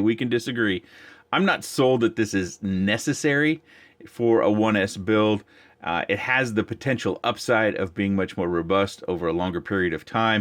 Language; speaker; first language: English; native; English